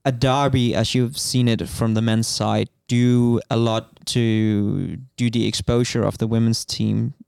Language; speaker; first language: English; non-native, fluent; Danish